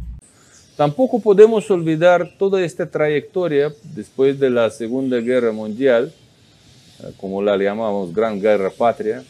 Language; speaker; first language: Spanish; non-native, fluent; Russian